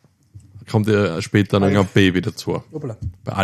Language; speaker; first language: German; native; German